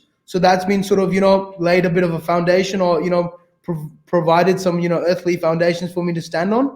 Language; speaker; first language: English; early bilingual, other home language; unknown